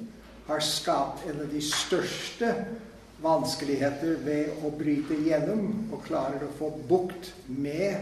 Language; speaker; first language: Norwegian; non-native, fluent; English